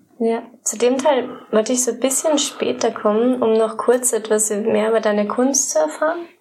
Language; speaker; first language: German; native; German